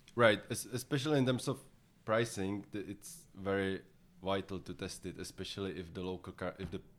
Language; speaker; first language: English; non-native, fluent; Czech